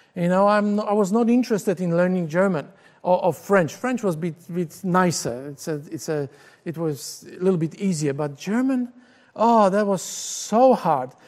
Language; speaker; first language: English; non-native, fluent; Polish